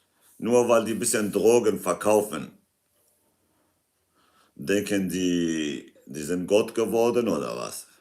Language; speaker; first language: German; non-native, fluent; Kurdish